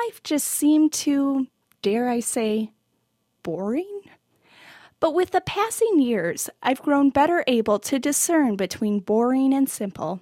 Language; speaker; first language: English; native; English